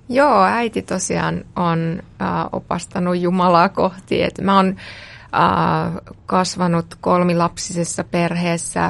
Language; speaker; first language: Finnish; native; Finnish